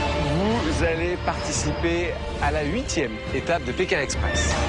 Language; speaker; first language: French; native; French